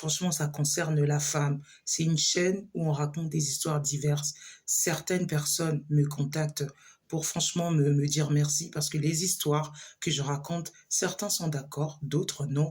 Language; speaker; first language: French; non-native, local second language; Lingala